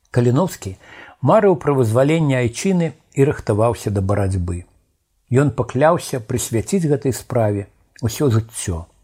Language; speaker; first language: Belarusian; native; Belarusian